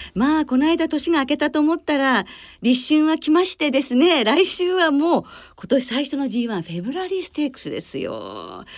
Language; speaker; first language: Japanese; native; Japanese